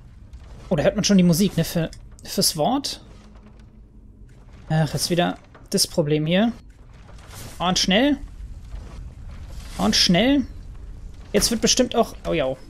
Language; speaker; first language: German; native; German